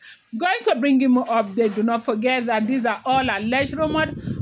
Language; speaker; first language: English; non-native, local second language; Yoruba